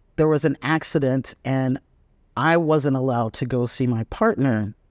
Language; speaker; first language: English; native; English